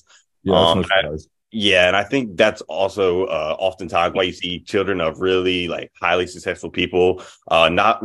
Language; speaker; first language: English; native; English